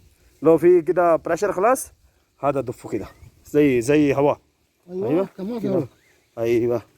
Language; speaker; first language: Arabic; non-native, learner; Punjabi